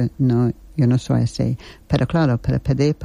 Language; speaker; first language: Spanish; non-native, fluent; English